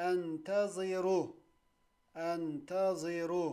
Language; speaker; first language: Arabic; non-native, fluent; Turkish